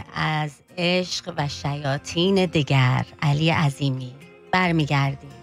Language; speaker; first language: Persian; early bilingual, heritage; Persian